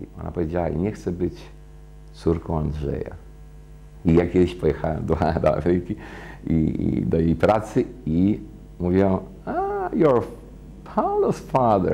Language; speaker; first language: Polish; early bilingual, heritage; Polish